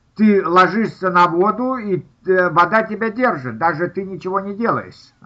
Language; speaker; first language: Russian; native; Russian